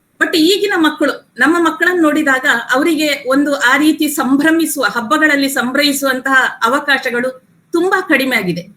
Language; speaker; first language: Kannada; non-native, local second language; Tulu